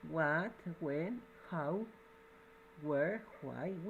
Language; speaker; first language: English; non-native, fluent; Spanish